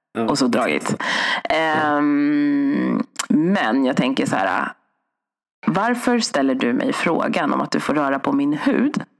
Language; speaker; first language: Swedish; early bilingual, other home language; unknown